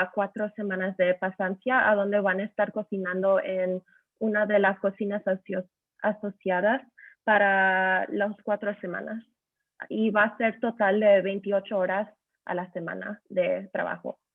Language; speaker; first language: Spanish; early bilingual, heritage; Spanish